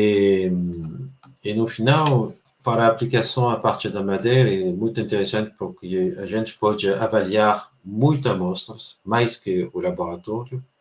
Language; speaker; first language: Portuguese; non-native, fluent; French